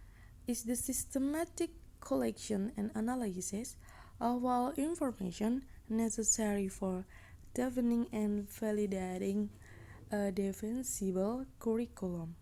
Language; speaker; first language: English; non-native, learner; Indonesian